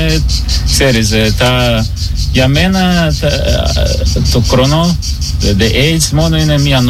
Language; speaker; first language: Greek; non-native, learner; Portuguese